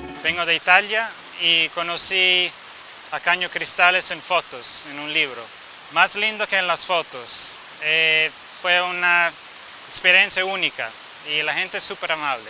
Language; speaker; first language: Spanish; non-native, fluent; Italian